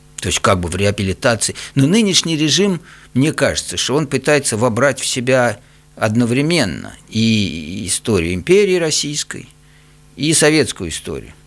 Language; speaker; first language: Russian; native; Russian